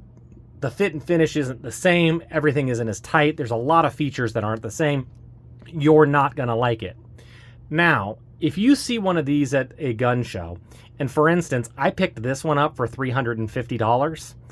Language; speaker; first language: English; native; English